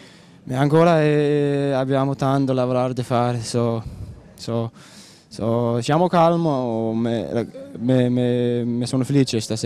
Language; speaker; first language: Italian; non-native, learner; Danish